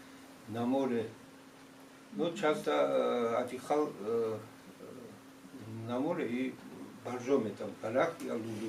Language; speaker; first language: Russian; non-native, fluent; Georgian